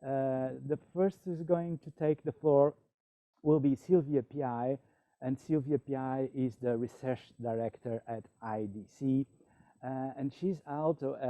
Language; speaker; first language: English; non-native, fluent; Portuguese